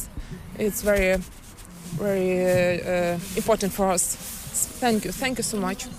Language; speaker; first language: English; non-native, learner; Ukrainian